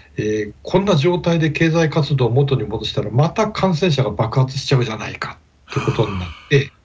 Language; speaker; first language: Japanese; native; Japanese